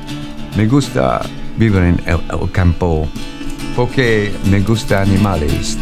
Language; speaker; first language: Spanish; non-native, learner; English